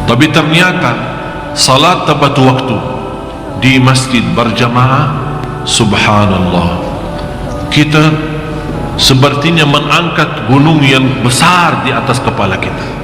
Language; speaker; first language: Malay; non-native, fluent; Arabic